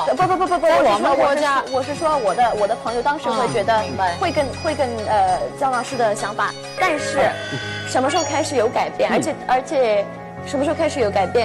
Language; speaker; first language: Chinese; non-native, fluent; English